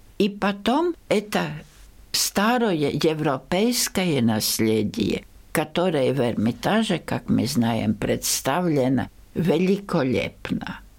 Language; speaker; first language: Russian; non-native, local second language; Latvian